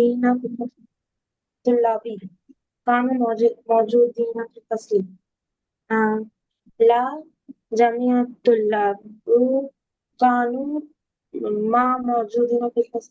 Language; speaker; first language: Arabic; non-native, learner; Urdu